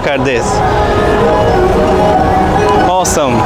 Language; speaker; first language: English; non-native, local second language; Urdu